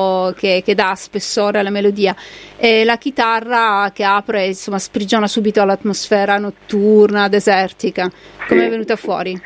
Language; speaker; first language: Italian; native; Italian